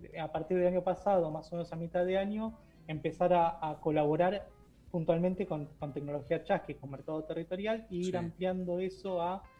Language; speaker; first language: Spanish; native; Spanish